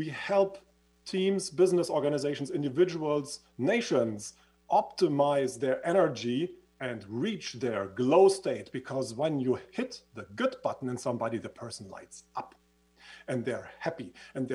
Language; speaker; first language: English; non-native, fluent; German